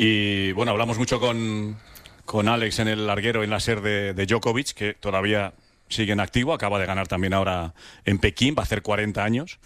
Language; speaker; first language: Spanish; native; Spanish